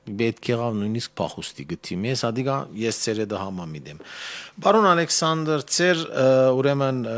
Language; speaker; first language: Armenian; early bilingual, heritage; Armenian